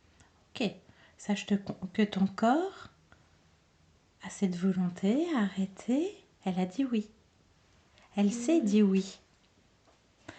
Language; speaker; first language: French; native; French